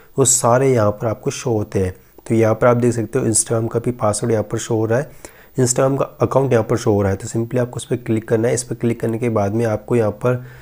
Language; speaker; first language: Hindi; native; Hindi